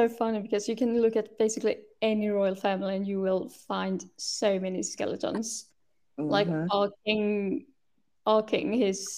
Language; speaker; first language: English; non-native, fluent; Swedish